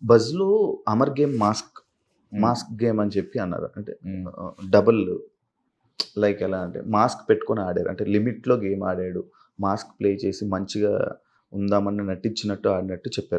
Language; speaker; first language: Telugu; native; Telugu